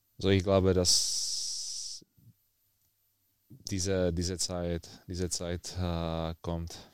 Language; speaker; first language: German; non-native, learner; Czech